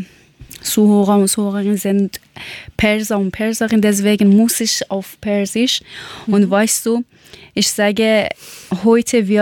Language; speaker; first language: German; non-native, learner; Persian